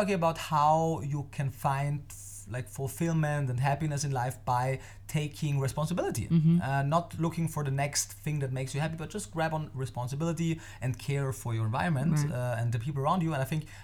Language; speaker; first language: English; non-native, fluent; German